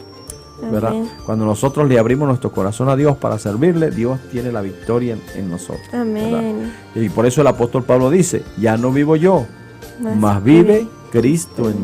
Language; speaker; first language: Spanish; native; Spanish